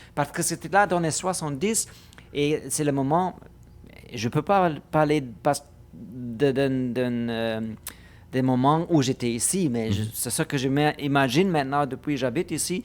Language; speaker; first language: French; non-native, fluent; German